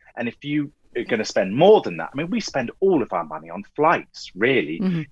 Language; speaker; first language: English; native; English